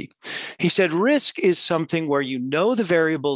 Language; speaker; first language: English; native; English